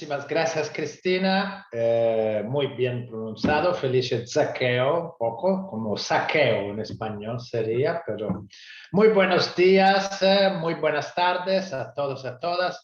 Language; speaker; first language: Spanish; non-native, fluent; Italian